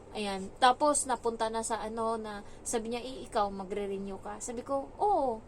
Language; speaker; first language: Filipino; native; Filipino